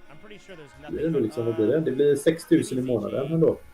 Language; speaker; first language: Swedish; native; Swedish